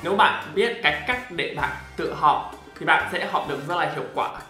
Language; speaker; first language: Vietnamese; non-native, fluent; English